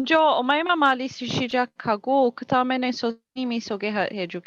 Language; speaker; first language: Korean; non-native, learner; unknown